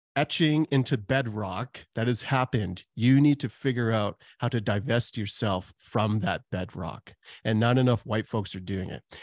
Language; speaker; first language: English; native; English